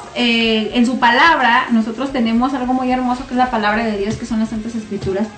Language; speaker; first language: Spanish; native; Spanish